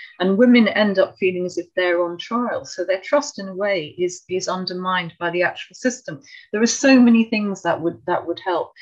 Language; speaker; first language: English; native; English